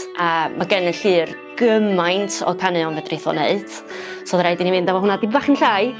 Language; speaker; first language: Welsh; native; Welsh